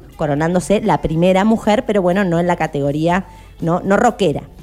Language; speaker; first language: Spanish; native; Spanish